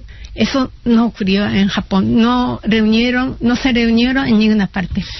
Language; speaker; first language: Spanish; non-native, fluent; Japanese